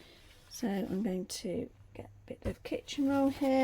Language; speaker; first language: English; native; English